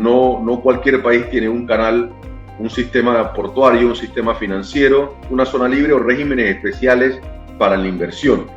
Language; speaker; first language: Spanish; native; Spanish